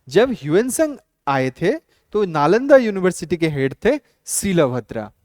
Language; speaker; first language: Hindi; non-native, local second language; Assamese